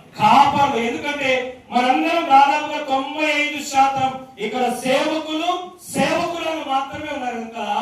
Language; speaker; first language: Telugu; native; Telugu